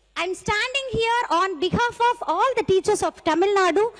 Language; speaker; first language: English; non-native, local second language; Tamil